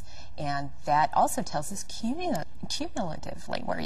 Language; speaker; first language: English; native; English